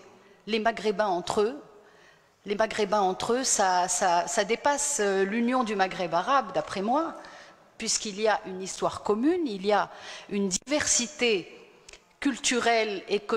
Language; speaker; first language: French; non-native, local second language; Arabic